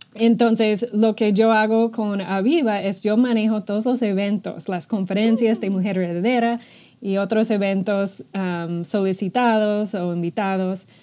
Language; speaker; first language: Spanish; non-native, fluent; English